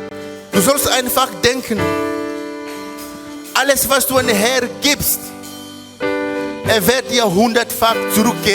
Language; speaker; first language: German; non-native, fluent; Lingala